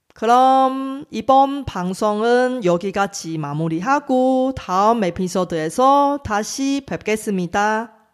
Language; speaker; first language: Korean; non-native, fluent; Chinese